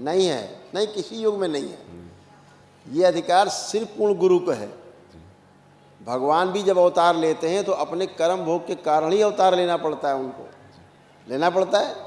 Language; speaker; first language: Hindi; native; Hindi